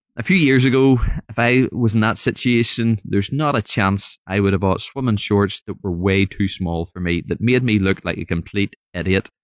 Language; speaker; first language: English; native; English